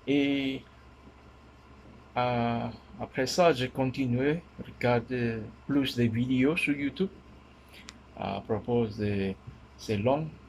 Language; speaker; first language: French; non-native, learner; Min Nan Chinese